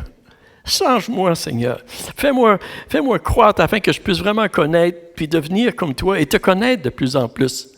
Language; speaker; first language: French; native; French